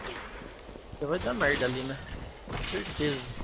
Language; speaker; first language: Portuguese; native; Portuguese